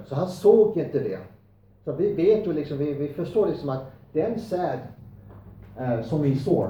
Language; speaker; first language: Swedish; non-native, fluent; English